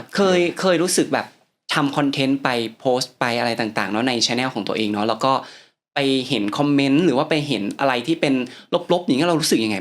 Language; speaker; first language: Thai; native; Thai